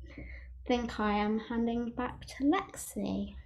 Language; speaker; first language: English; native; English